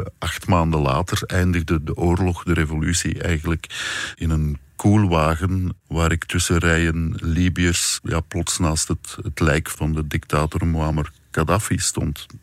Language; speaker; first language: Dutch; native; Dutch